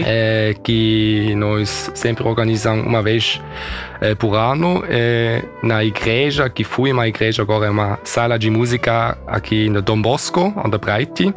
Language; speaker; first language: Portuguese; early bilingual, heritage; German